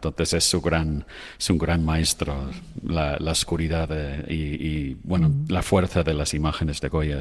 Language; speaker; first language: Spanish; non-native, fluent; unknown